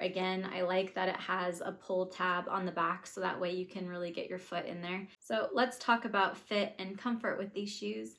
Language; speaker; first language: English; native; English